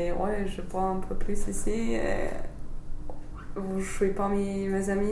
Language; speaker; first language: French; non-native, fluent; English